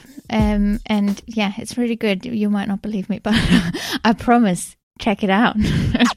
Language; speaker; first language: English; non-native, fluent; German